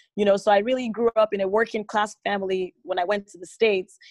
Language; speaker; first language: English; non-native, local second language; Igbo